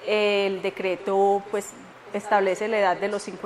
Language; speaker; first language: Spanish; native; Spanish